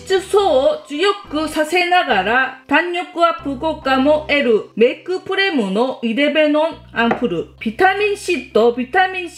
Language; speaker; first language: Japanese; non-native, fluent; Korean